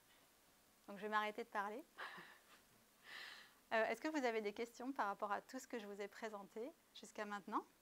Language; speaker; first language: French; native; French